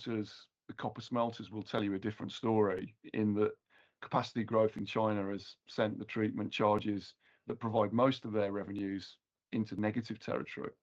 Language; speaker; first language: English; native; English